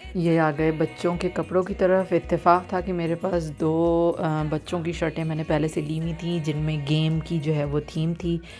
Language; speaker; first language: Urdu; native; Urdu